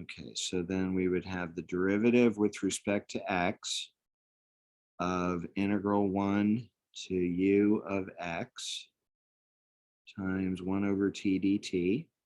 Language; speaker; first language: English; native; English